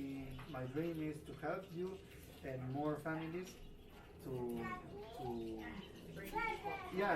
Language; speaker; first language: English; non-native, learner; Spanish